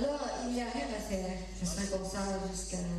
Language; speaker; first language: French; non-native, fluent; Portuguese